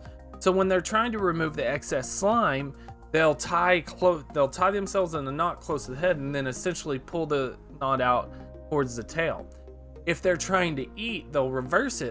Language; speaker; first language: English; native; English